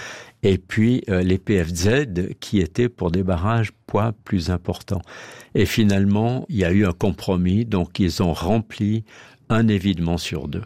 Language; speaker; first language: French; native; French